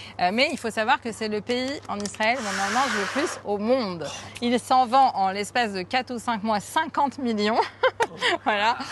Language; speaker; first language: French; native; French